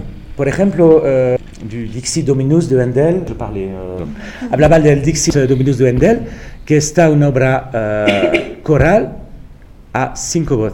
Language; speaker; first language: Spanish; non-native, fluent; French